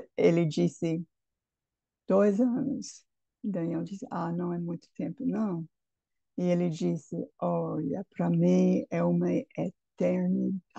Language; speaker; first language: Portuguese; non-native, fluent; English